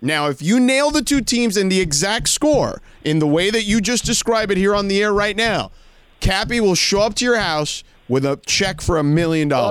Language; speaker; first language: English; native; English